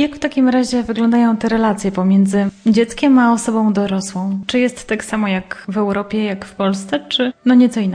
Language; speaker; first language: Polish; native; Polish